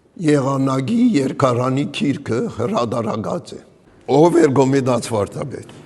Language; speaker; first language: Armenian; early bilingual, heritage; Armenian